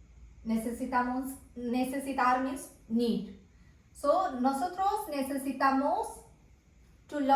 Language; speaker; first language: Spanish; non-native, fluent; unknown